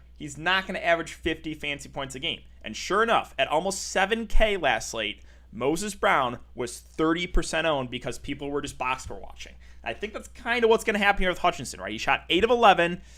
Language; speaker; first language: English; native; English